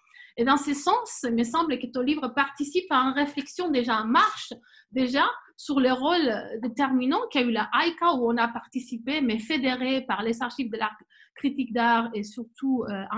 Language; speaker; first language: French; non-native, fluent; Spanish